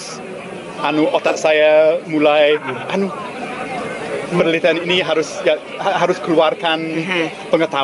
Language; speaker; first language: Indonesian; non-native, fluent; English